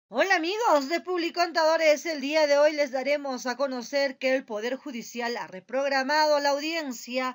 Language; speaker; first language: Spanish; native; Spanish